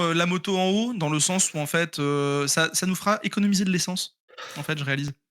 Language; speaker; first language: French; native; French